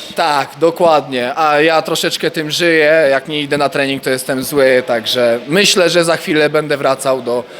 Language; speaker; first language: Polish; native; Polish